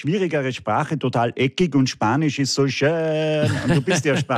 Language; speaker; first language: German; native; German